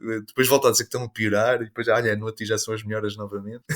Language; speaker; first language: Portuguese; native; Portuguese